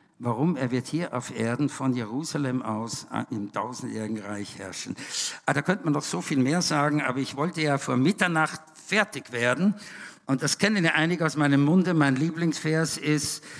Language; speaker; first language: German; native; German